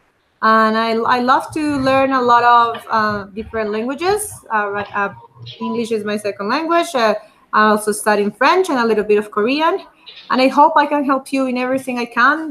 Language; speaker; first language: English; non-native, fluent; Spanish